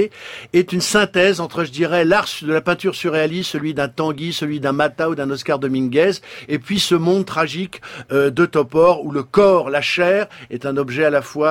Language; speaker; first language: French; native; French